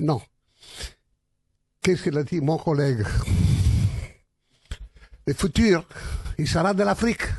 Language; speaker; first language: French; non-native, learner; Italian